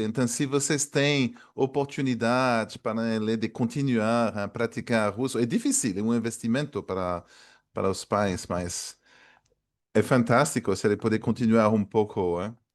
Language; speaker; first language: Portuguese; non-native, fluent; French